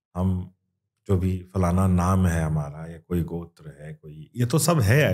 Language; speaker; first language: Hindi; non-native, local second language; Kannada